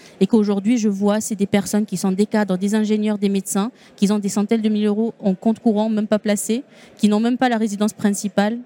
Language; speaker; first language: French; non-native, local second language; Arabic